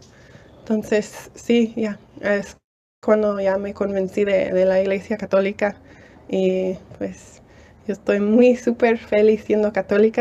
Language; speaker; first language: Spanish; non-native, fluent; English